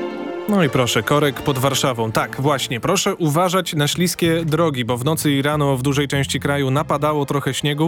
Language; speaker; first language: Polish; native; Polish